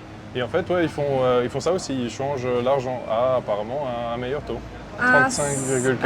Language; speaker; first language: French; native; French